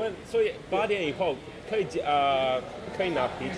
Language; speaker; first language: Chinese; non-native, learner; English